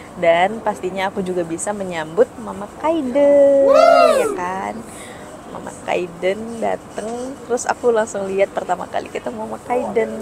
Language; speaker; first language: Indonesian; native; Indonesian